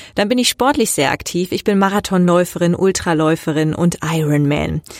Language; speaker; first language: German; native; German